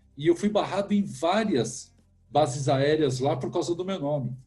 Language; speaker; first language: Portuguese; native; Portuguese